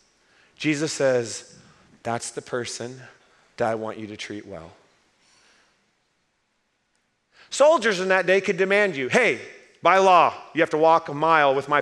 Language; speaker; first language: English; native; English